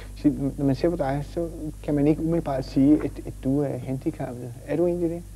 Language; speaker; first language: Danish; native; Danish